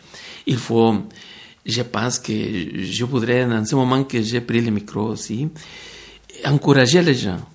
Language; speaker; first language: French; non-native, fluent; Spanish